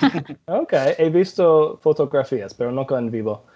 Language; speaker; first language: Spanish; non-native, fluent; English